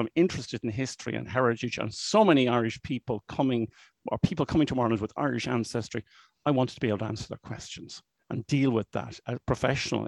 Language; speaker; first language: English; native; English